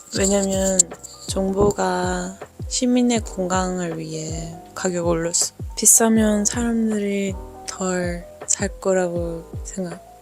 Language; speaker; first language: Korean; non-native, fluent; Dutch